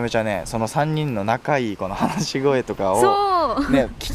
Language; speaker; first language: Japanese; native; Japanese